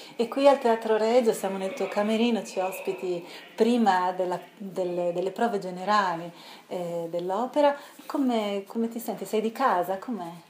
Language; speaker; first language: Italian; native; Italian